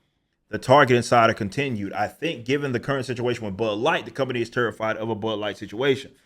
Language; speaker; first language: English; native; English